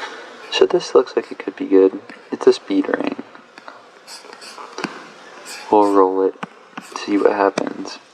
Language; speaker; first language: English; native; English